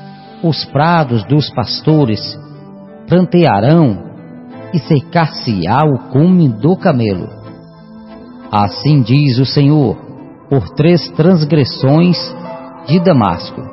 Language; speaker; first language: Portuguese; native; Portuguese